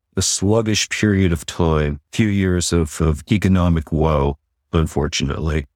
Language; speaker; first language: English; native; English